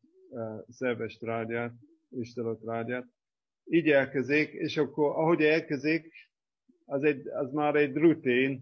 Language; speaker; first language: Hungarian; non-native, fluent; English